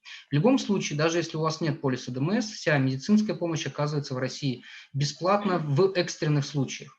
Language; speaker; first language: Russian; native; Russian